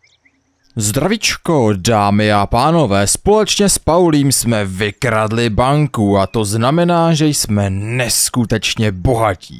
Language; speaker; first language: Czech; native; Czech